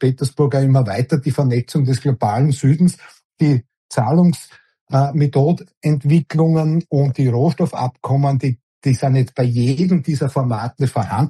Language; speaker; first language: German; native; German